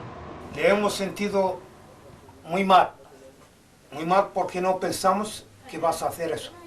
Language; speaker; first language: Spanish; non-native, fluent; Arabic